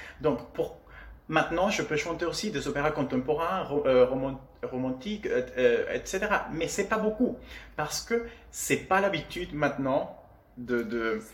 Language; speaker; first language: French; non-native, fluent; Spanish